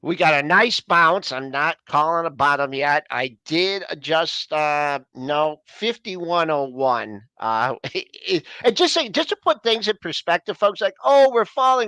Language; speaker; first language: English; native; English